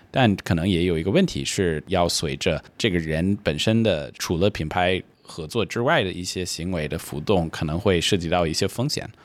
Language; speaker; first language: Chinese; non-native, fluent; English